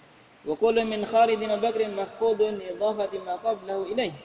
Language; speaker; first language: Arabic; non-native, fluent; Indonesian